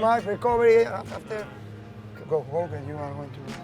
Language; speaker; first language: English; non-native, fluent; Spanish